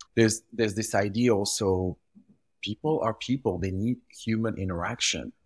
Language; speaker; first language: English; early bilingual, other home language; French